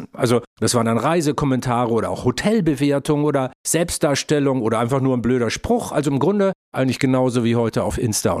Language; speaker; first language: German; native; German